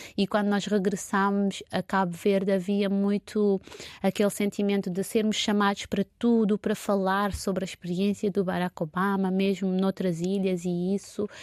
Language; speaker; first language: Portuguese; non-native, local second language; Kabuverdianu